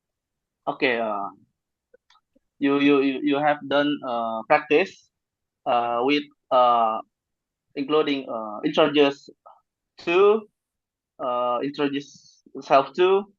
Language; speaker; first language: English; non-native, learner; Indonesian